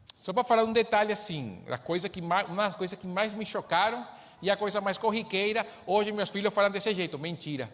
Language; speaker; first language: Portuguese; non-native, fluent; Spanish